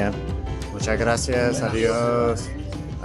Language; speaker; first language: Spanish; non-native, learner; English